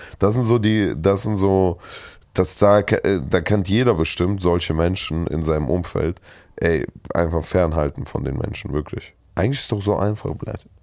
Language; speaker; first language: German; early bilingual, other home language; Russian